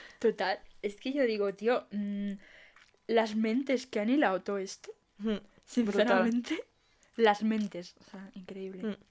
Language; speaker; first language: Spanish; native; Spanish